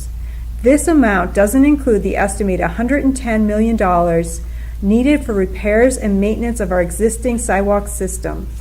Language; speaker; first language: English; native; English